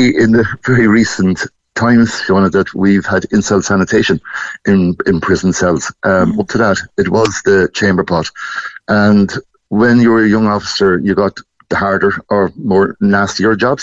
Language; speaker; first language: English; native; English